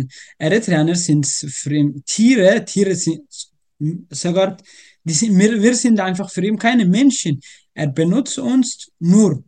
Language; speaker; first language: German; non-native, learner; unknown